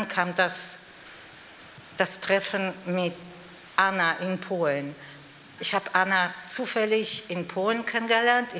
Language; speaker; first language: German; non-native, fluent; Polish